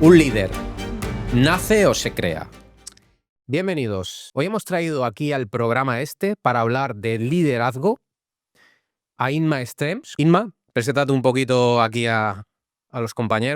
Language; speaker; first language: Spanish; native; Spanish